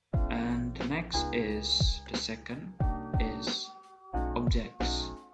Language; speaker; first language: English; non-native, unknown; Indonesian